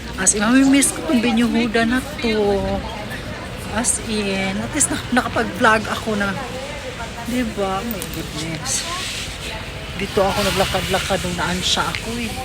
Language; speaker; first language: Filipino; native; Filipino